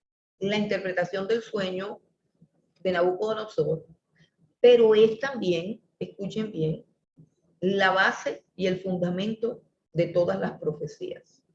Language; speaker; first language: Spanish; native; Spanish